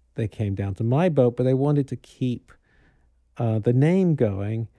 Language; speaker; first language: English; native; English